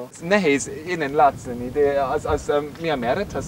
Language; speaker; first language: Hungarian; non-native, learner; English